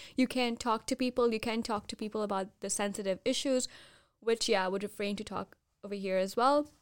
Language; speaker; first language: English; non-native, fluent; Hindi